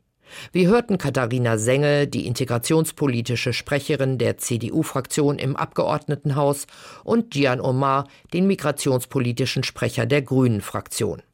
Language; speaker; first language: German; native; German